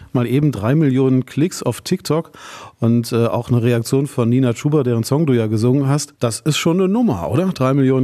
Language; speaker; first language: German; native; German